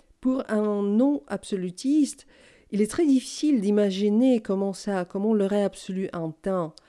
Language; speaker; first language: French; non-native, fluent; Russian